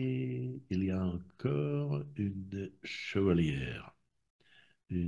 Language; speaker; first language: French; non-native, fluent; Russian